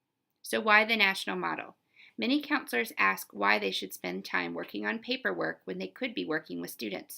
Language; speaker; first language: English; native; English